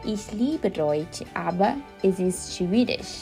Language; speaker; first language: German; non-native, fluent; Portuguese